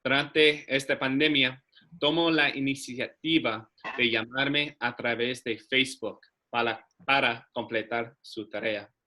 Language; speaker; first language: Spanish; non-native, learner; English